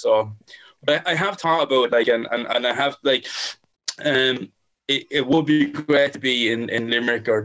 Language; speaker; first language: English; native; English